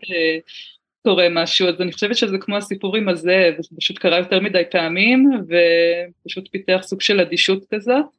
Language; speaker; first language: Hebrew; native; Hebrew